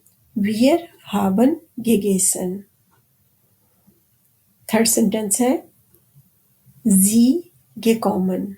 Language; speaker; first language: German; non-native, fluent; Urdu